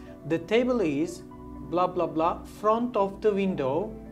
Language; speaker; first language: English; non-native, fluent; Turkish